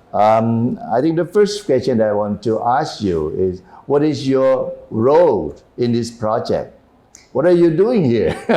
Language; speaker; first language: English; non-native, fluent; Thai